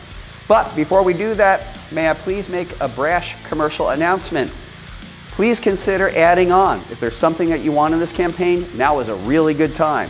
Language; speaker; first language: English; native; English